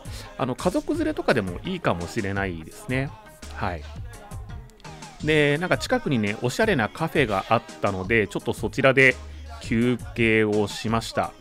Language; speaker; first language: Japanese; native; Japanese